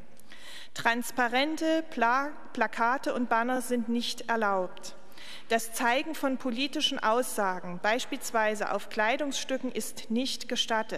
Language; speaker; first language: German; native; German